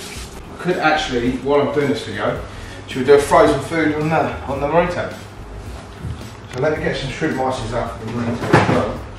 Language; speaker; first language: English; native; English